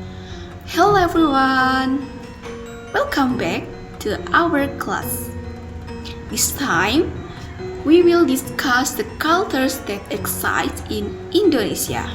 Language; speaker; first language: English; non-native, fluent; Indonesian